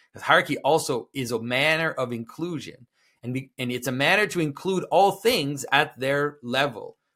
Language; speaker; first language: English; non-native, fluent; French